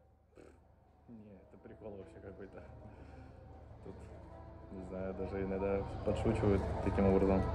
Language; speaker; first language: Russian; native; Russian